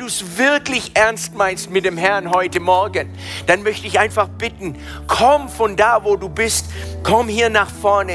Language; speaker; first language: German; non-native, fluent; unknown